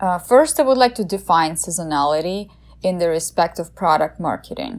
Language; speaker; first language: English; non-native, fluent; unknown